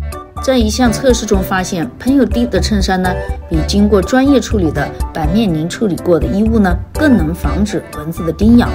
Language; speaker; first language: Chinese; native; Chinese